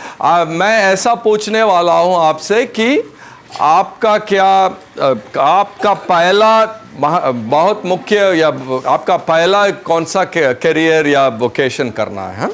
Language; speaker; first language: Hindi; non-native, local second language; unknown